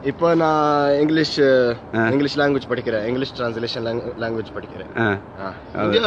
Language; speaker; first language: Tamil; non-native, learner; Arabic